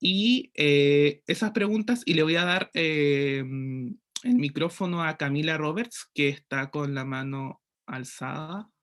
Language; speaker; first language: Spanish; native; Spanish